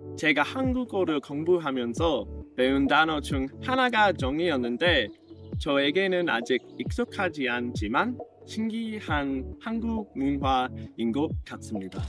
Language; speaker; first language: Korean; non-native, fluent; English